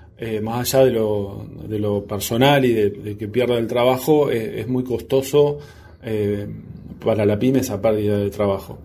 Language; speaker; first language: Spanish; native; Spanish